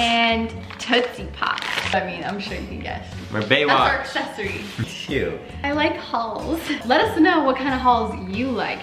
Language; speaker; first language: English; native; English